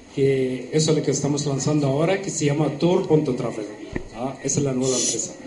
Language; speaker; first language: Spanish; non-native, fluent; Arabic